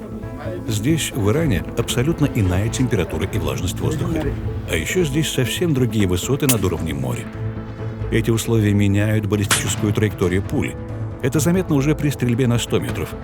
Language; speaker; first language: Russian; native; Russian